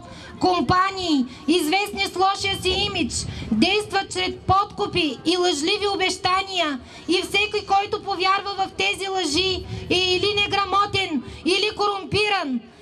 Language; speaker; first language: Bulgarian; native; Bulgarian